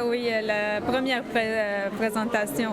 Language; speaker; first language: French; non-native, learner; Arabic